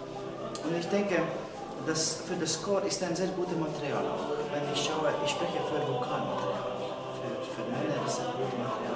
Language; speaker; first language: German; non-native, learner; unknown